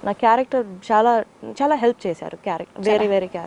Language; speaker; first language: Telugu; non-native, learner; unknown